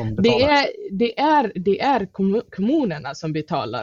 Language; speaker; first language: Swedish; non-native, fluent; Somali